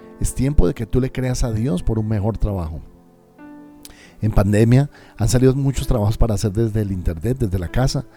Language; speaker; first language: Spanish; native; Spanish